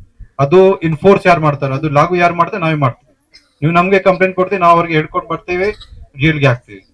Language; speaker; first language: Kannada; non-native, fluent; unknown